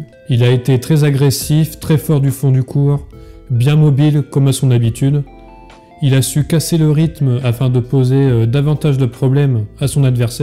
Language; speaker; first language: French; native; French